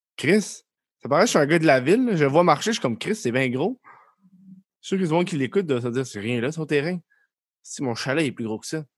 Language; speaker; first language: French; native; French